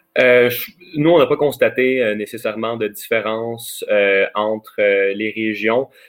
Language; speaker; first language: French; native; French